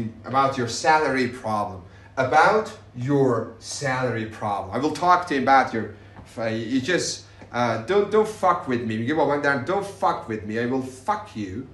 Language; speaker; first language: English; non-native, fluent; Persian